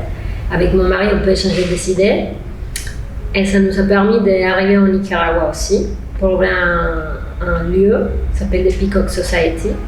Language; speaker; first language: French; non-native, fluent; Spanish